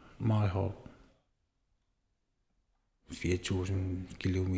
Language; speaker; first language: Danish; non-native, local second language; Kalaallisut